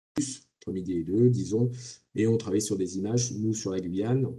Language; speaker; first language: French; native; French